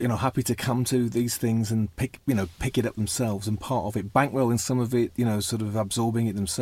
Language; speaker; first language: English; native; English